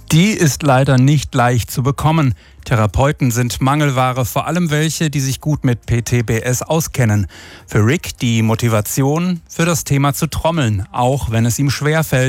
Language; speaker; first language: German; native; German